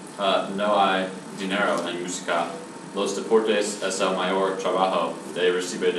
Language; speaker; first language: Spanish; non-native, learner; English